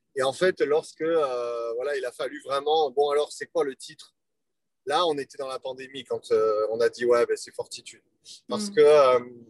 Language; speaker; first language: French; native; French